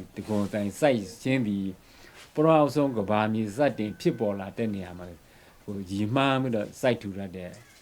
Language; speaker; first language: Burmese; non-native, local second language; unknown